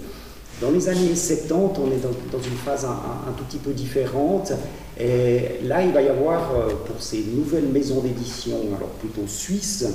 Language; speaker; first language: French; native; French